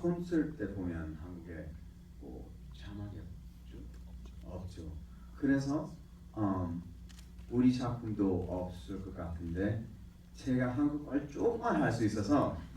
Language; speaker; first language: Korean; early bilingual, heritage; English